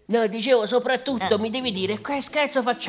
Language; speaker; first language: Italian; native; Italian